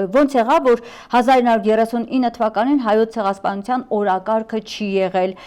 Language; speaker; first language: Armenian; native; Armenian